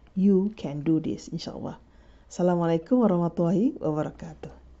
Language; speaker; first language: English; non-native, local second language; Malay